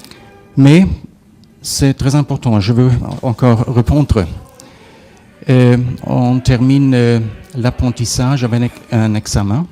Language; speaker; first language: French; non-native, fluent; German